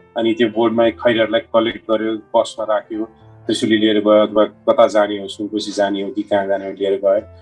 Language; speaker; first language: Nepali; native; Nepali